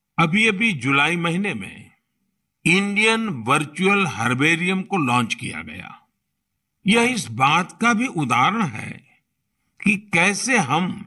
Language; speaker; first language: Hindi; non-native, local second language; Gujarati